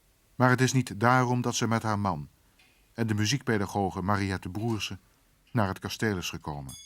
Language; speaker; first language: Dutch; native; Dutch